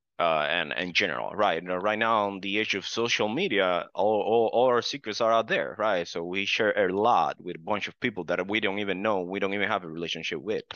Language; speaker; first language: English; non-native, fluent; Spanish